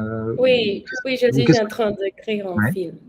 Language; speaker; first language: French; non-native, learner; Spanish